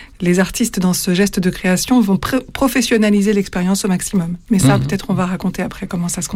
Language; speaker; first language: French; native; French